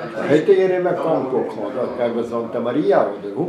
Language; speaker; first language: German; early bilingual, heritage; German